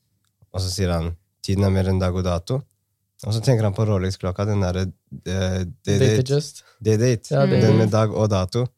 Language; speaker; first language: Norwegian; early bilingual, other home language; Somali